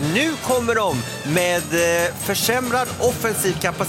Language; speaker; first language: Swedish; native; Swedish